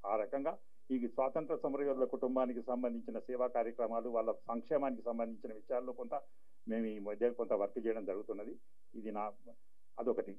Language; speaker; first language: Telugu; native; Telugu